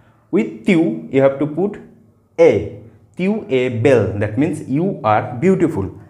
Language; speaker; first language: English; non-native, local second language; Bangla